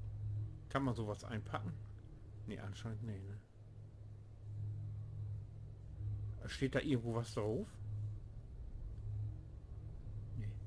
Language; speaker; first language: German; native; German